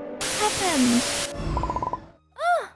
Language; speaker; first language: English; native; English